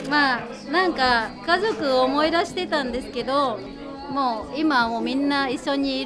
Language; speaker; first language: Japanese; non-native, fluent; Vietnamese